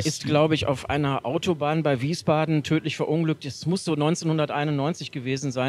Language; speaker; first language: German; native; German